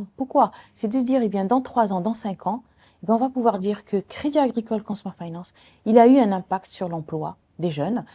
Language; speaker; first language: French; non-native, local second language; Arabic